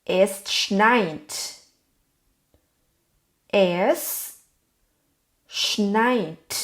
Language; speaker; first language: German; non-native, fluent; Thai